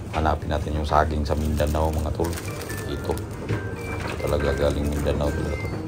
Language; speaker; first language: Filipino; non-native, local second language; Cebuano